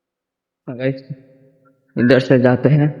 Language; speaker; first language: Hindi; non-native, local second language; Gujarati